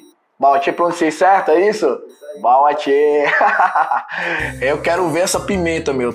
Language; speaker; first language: Portuguese; native; Portuguese